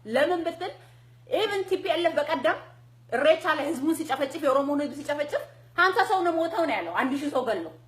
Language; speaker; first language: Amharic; non-native, local second language; Oromo